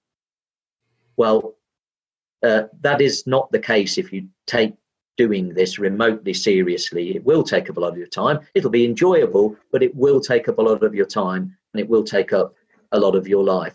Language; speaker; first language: English; native; English